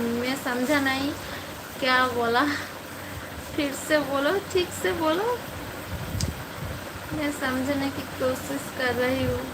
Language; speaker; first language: Hindi; non-native, local second language; Bangla